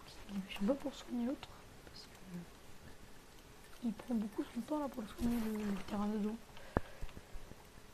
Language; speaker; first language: French; native; French